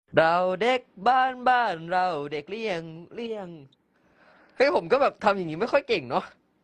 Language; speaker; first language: Thai; early bilingual, heritage; Thai